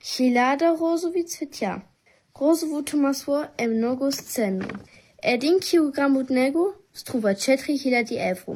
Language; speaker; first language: Bulgarian; early bilingual, heritage; Bulgarian